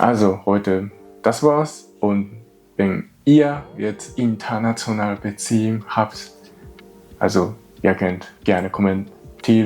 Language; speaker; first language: German; non-native, learner; Japanese